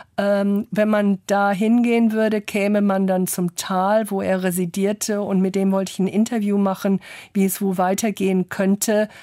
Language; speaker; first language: German; early bilingual, other home language; English